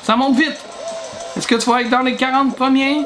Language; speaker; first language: French; native; French